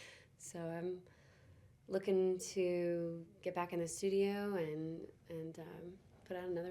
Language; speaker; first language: English; native; English